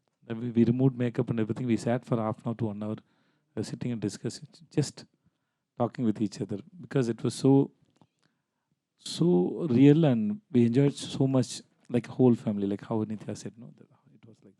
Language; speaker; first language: English; non-native, local second language; Tamil